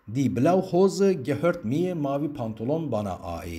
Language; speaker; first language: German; non-native, fluent; Turkish